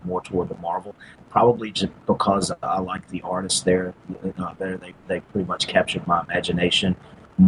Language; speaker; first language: English; native; English